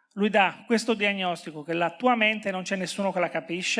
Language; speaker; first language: Italian; native; Italian